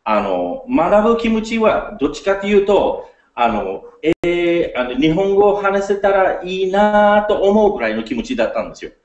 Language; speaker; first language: Japanese; non-native, fluent; English